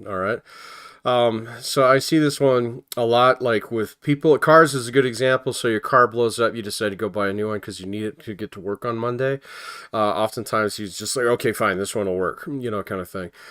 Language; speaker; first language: English; native; English